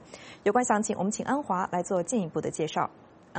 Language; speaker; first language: Chinese; native; Chinese